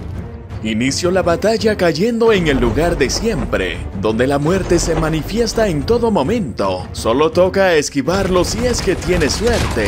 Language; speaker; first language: Spanish; native; Spanish